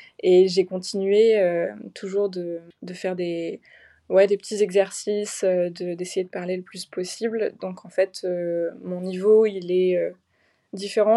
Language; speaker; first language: French; native; French